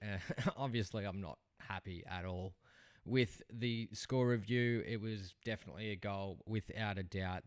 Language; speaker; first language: English; native; English